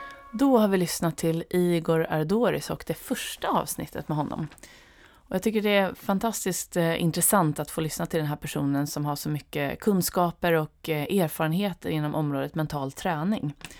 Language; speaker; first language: Swedish; native; Swedish